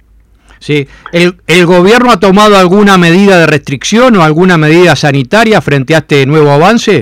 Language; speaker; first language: Spanish; native; Spanish